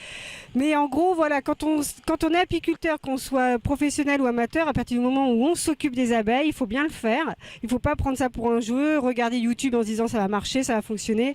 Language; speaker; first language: French; native; French